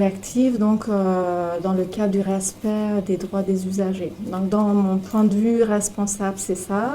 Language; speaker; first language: French; native; French